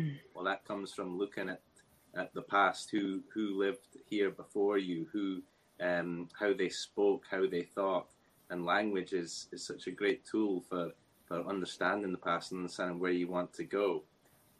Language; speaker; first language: English; native; English